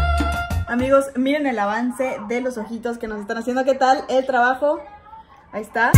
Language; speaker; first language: Spanish; native; Spanish